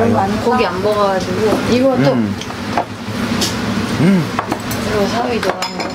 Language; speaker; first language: Korean; non-native, learner; Indonesian